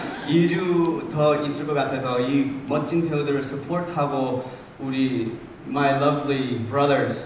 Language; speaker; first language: Korean; early bilingual, heritage; English